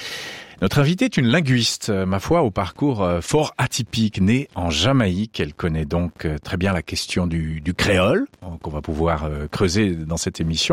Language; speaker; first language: French; native; French